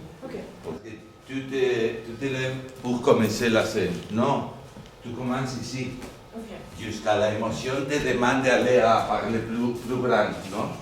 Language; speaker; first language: French; non-native, learner; Spanish